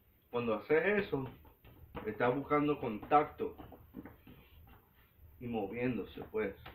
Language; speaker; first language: Spanish; early bilingual, heritage; Spanish